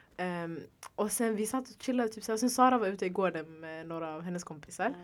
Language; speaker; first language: Swedish; early bilingual, other home language; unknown